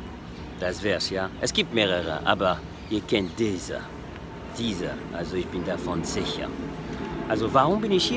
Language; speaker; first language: German; non-native, learner; French